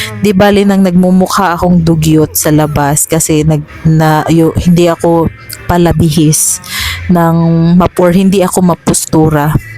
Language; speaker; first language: Filipino; non-native, local second language; Cebuano